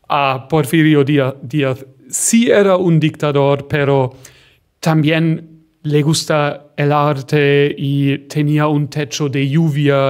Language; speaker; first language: Spanish; non-native, fluent; German